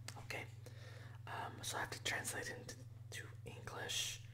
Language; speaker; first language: English; native; English